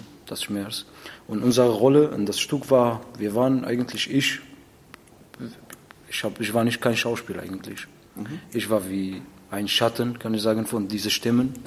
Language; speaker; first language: German; non-native, learner; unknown